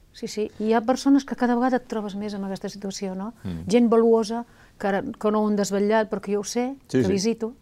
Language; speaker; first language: Catalan; native; Catalan